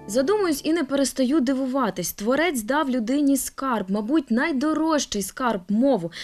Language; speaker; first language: Ukrainian; native; Ukrainian